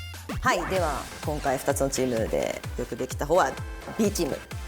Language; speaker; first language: Japanese; native; Japanese